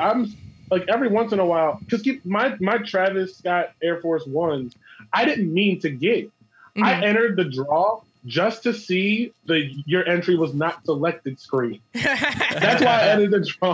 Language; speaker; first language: English; native; English